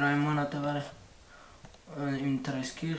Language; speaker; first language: German; non-native, learner; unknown